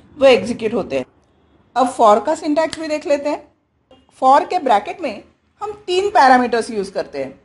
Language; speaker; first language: Hindi; native; Hindi